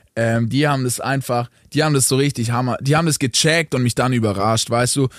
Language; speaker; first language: German; native; German